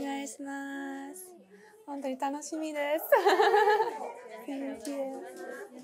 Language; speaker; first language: Japanese; non-native, learner; English